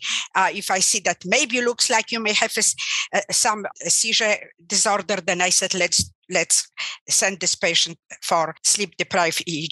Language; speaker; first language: English; non-native, fluent; Polish